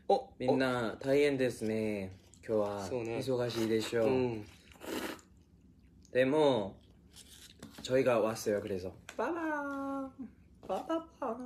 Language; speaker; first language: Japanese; non-native, learner; Korean